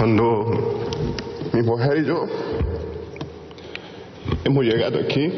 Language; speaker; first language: Spanish; non-native, fluent; Portuguese